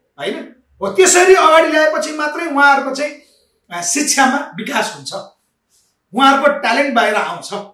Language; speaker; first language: Nepali; native; Nepali